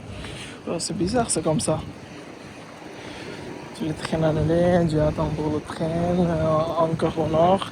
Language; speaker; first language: French; non-native, learner; Bangla